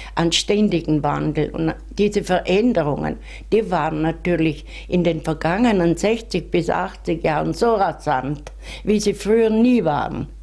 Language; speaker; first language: German; native; German